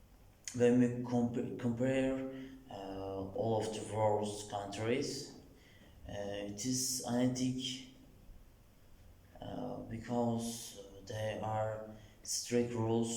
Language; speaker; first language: English; non-native, learner; Turkish